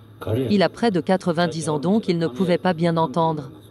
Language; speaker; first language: French; non-native, learner; Tibetan